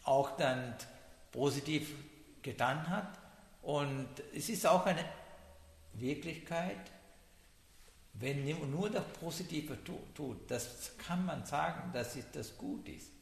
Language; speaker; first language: German; non-native, learner; Sinhala